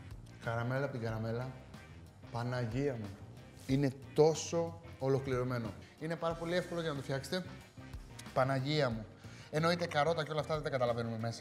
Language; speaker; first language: Greek; native; Greek